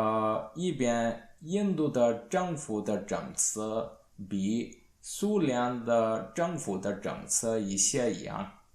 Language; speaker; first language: Chinese; non-native, learner; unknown